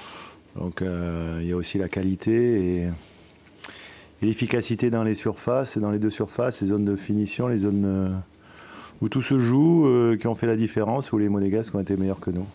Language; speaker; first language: French; native; French